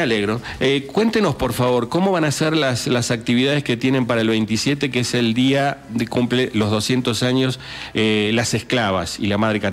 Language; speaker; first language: Spanish; native; Spanish